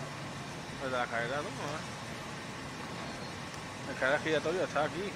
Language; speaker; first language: Spanish; native; Spanish